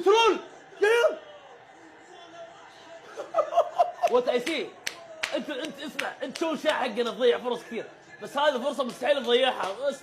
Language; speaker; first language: Arabic; native; Arabic